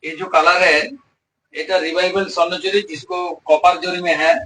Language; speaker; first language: Hindi; non-native, local second language; Bangla